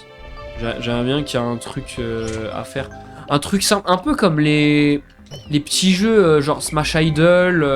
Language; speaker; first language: French; native; French